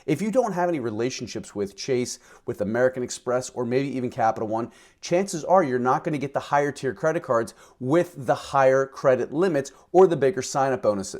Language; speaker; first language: English; native; English